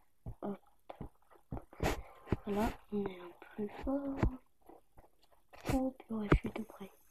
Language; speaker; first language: French; native; French